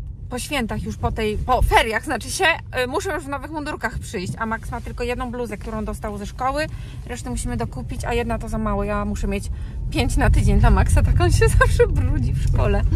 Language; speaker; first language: Polish; native; Polish